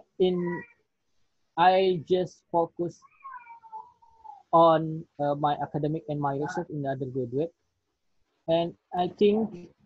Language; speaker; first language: English; non-native, learner; Indonesian